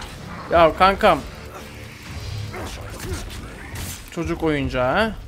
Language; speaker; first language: Turkish; native; Turkish